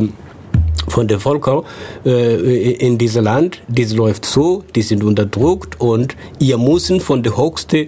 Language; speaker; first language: German; non-native, fluent; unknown